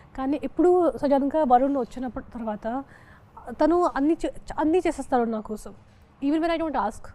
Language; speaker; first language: Telugu; non-native, fluent; Hindi